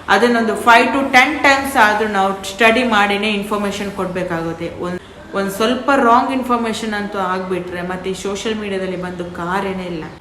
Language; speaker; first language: Kannada; non-native, local second language; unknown